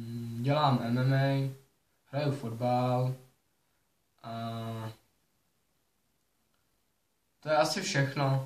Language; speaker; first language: Czech; early bilingual, other home language; Kazakh